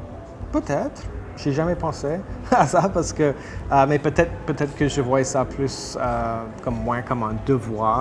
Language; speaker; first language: French; non-native, local second language; English